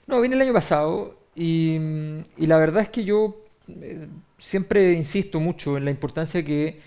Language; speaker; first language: Spanish; native; Spanish